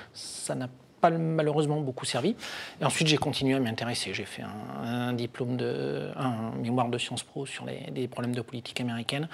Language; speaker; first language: French; native; French